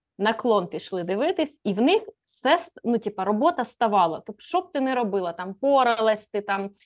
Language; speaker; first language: Ukrainian; native; Ukrainian